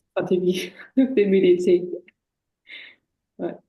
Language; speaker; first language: French; non-native, fluent; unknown